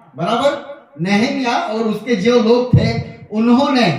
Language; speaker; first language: Hindi; non-native, local second language; Gujarati